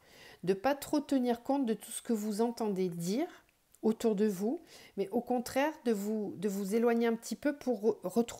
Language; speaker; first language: French; native; French